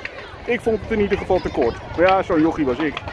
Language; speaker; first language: Dutch; native; Dutch